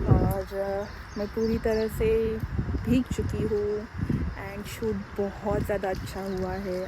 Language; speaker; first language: Hindi; non-native, local second language; Marathi